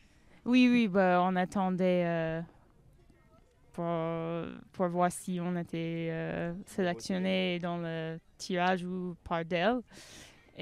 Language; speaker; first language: French; non-native, fluent; English